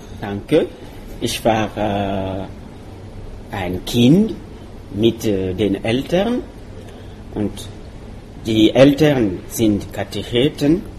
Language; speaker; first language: German; non-native, learner; Mossi